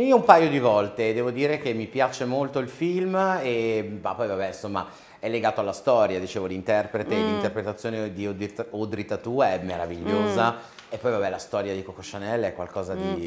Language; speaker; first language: Italian; native; Italian